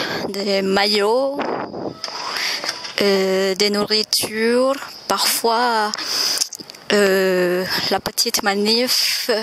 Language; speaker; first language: French; non-native, fluent; Indonesian